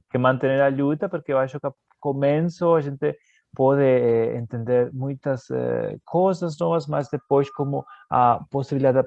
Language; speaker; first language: Portuguese; non-native, fluent; Spanish